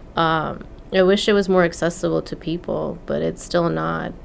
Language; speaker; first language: English; non-native, fluent; Spanish